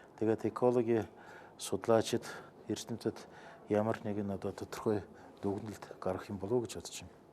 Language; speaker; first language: Mongolian; non-native, fluent; Russian